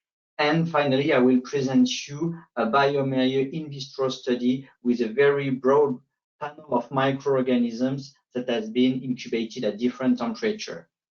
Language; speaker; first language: English; non-native, fluent; French